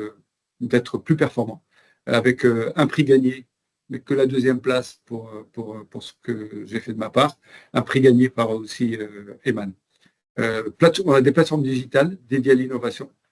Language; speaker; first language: French; native; French